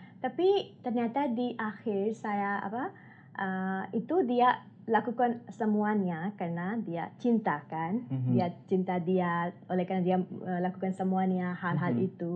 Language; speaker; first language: Indonesian; non-native, learner; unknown